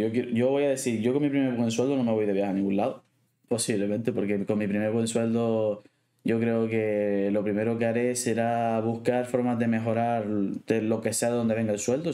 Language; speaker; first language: Spanish; native; Spanish